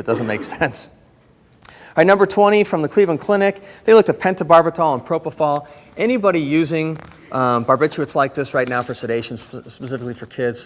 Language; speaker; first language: English; native; English